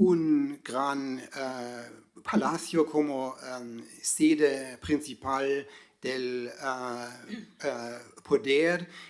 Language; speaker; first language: Spanish; non-native, fluent; German